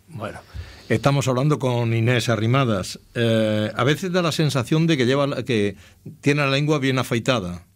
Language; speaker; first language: Spanish; native; Spanish